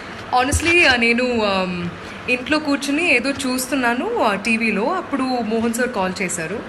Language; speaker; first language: Telugu; non-native, local second language; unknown